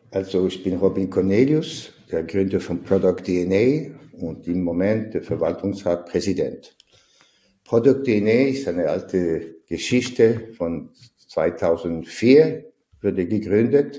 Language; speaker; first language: German; non-native, fluent; French